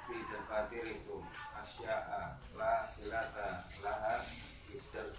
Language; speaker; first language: Arabic; non-native, learner; Indonesian